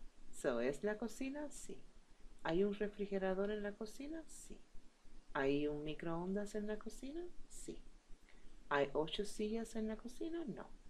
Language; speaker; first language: Spanish; native; Spanish